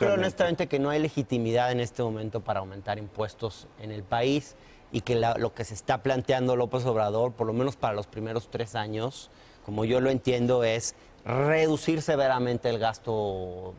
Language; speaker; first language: Spanish; native; Spanish